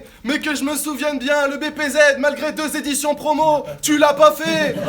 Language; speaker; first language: French; native; French